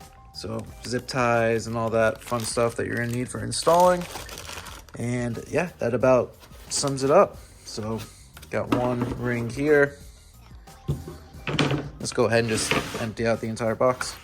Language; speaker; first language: English; native; English